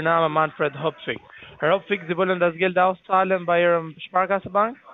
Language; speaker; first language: German; non-native, learner; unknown